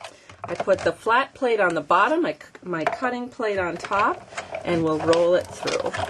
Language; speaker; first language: English; native; English